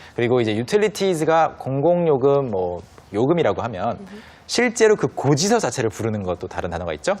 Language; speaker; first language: Korean; native; Korean